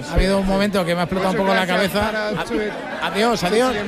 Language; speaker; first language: Spanish; native; Spanish